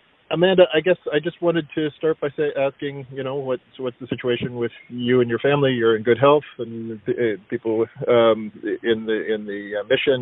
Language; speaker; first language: English; native; English